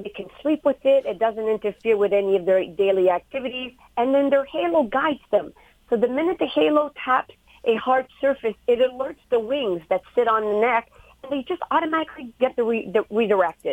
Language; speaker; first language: English; native; English